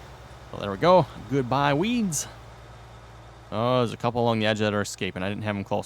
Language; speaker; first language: English; native; English